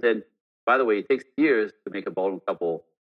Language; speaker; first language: English; non-native, fluent; French